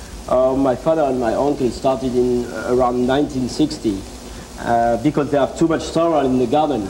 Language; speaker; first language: English; non-native, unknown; French